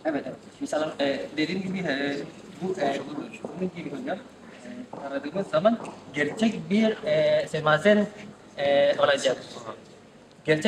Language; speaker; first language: Turkish; non-native, learner; Indonesian